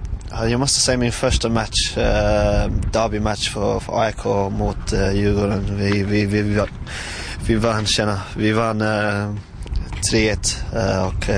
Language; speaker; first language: Swedish; non-native, fluent; English